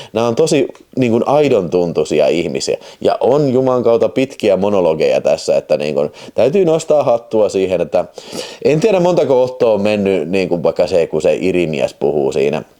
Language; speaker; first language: Finnish; native; Finnish